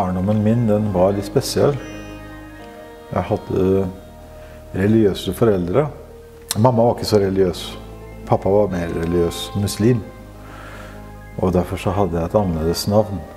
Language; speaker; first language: Norwegian; native; Norwegian